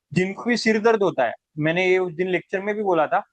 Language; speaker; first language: Hindi; non-native, local second language; Marathi